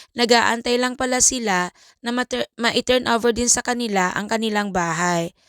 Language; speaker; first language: Filipino; native; Filipino